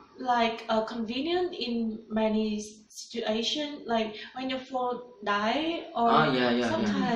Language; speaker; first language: English; non-native, learner; Vietnamese